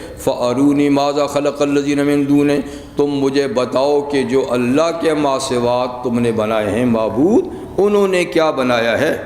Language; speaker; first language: Urdu; native; Urdu